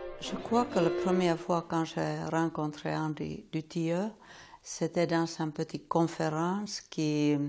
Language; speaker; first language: French; non-native, fluent; Finnish